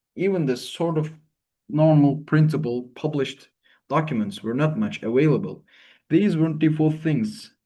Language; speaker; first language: English; non-native, fluent; Turkish